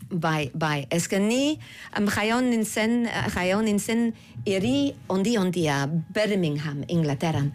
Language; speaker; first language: Basque; non-native, learner; English